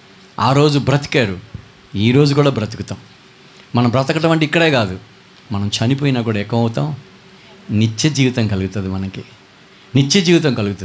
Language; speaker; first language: Telugu; native; Telugu